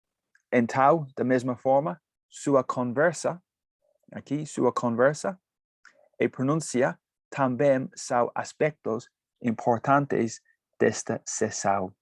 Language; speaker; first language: Portuguese; non-native, learner; English